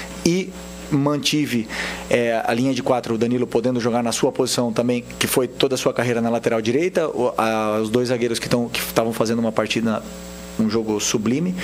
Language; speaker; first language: Portuguese; native; Portuguese